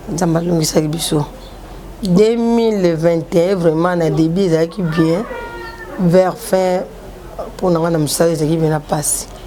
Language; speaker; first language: Lingala; native; Lingala